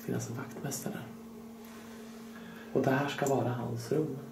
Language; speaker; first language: Swedish; native; Swedish